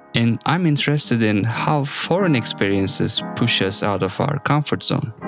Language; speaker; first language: English; non-native, fluent; Turkish